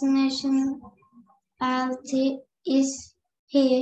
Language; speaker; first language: English; non-native, learner; Turkish